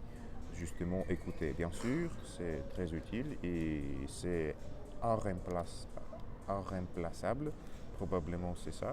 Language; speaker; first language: French; non-native, learner; Russian